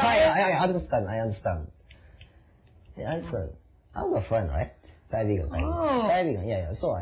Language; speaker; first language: English; non-native, learner; Japanese